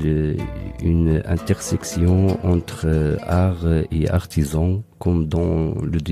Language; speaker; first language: French; non-native, local second language; Arabic